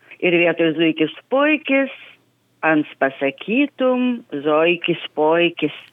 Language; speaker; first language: Lithuanian; native; Lithuanian